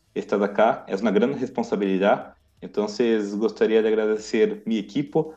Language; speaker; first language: Spanish; non-native, learner; Portuguese